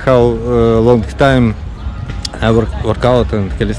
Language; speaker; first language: English; non-native, learner; Russian